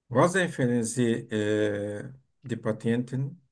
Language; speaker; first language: German; non-native, learner; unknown